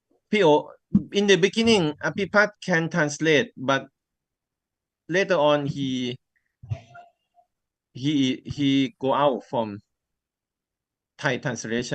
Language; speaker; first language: English; non-native, learner; Thai